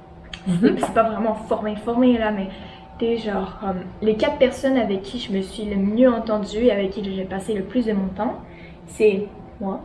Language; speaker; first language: French; native; French